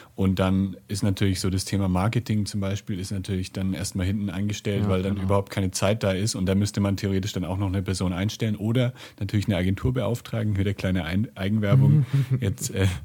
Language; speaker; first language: German; native; German